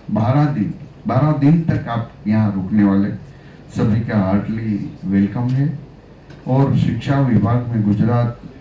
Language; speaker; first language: Hindi; non-native, local second language; Gujarati